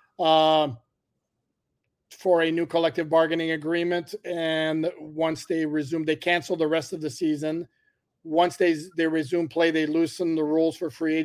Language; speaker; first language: English; non-native, fluent; French